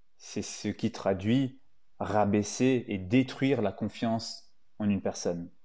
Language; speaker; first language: French; early bilingual, other home language; Italian